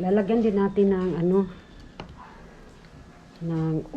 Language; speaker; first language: Filipino; non-native, local second language; Cebuano